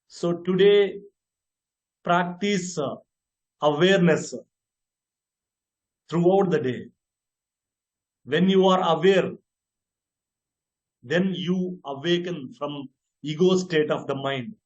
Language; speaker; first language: English; non-native, local second language; Telugu